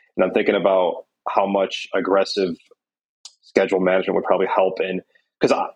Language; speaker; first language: English; native; English